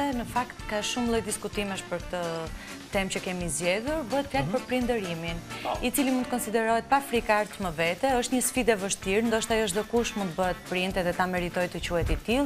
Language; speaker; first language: Albanian; native; Albanian